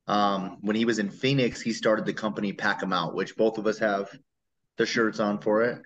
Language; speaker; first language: English; native; English